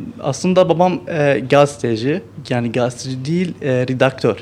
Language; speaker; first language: Turkish; non-native, learner; Arabic